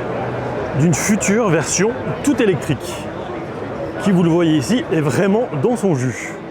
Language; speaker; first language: French; native; French